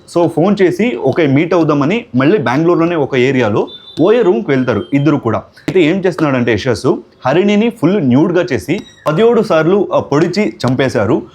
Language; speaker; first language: Telugu; non-native, local second language; Kannada